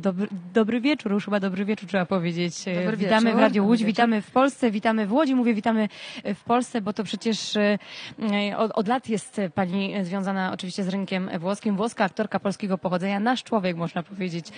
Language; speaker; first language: Polish; native; Polish